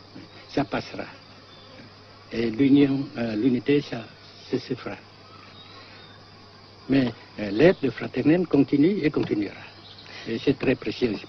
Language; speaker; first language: French; non-native, fluent; Vietnamese